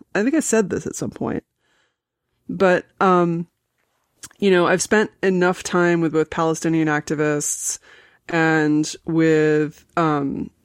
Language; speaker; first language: English; native; English